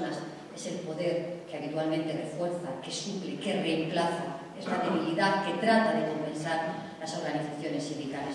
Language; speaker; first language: Spanish; native; Spanish